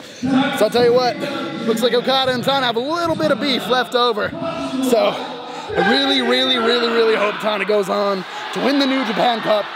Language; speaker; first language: English; native; English